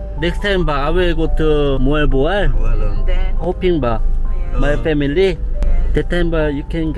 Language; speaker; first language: English; non-native, learner; Korean